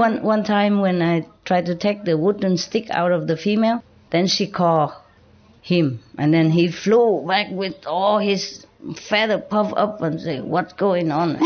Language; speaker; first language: English; non-native, learner; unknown